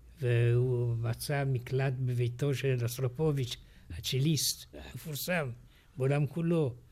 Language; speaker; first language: Hebrew; non-native, fluent; Romanian